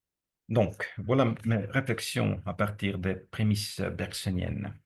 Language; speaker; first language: French; non-native, fluent; Estonian